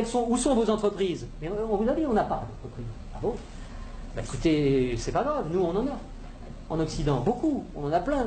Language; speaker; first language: French; native; French